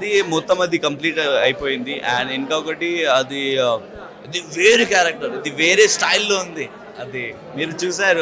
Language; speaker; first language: Telugu; non-native, learner; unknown